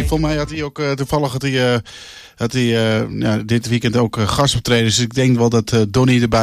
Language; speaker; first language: Dutch; native; Dutch